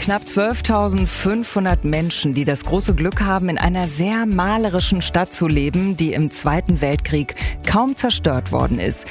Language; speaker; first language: German; native; German